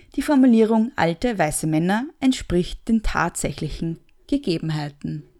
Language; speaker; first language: German; native; German